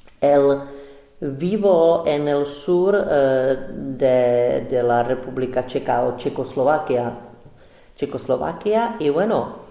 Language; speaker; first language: Spanish; non-native, fluent; Czech